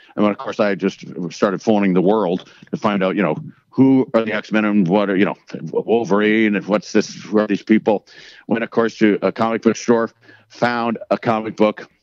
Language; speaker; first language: English; native; English